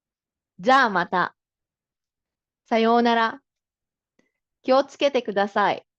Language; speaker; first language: Japanese; non-native, fluent; Filipino